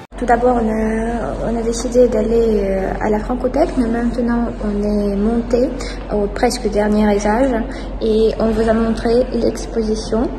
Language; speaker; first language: French; non-native, fluent; Russian